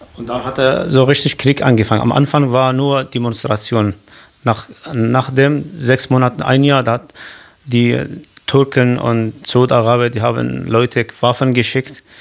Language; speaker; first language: German; non-native, learner; Kurdish